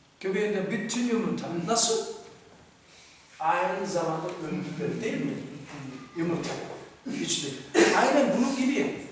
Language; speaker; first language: Turkish; non-native, fluent; Korean